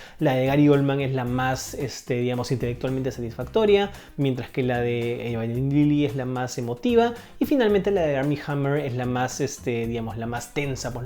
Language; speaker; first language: Spanish; native; Spanish